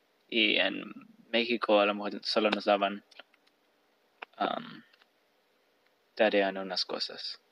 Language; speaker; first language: Spanish; early bilingual, heritage; Spanish